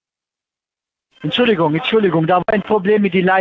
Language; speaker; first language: German; non-native, fluent; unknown